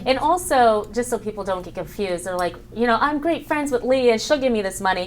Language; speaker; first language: English; native; English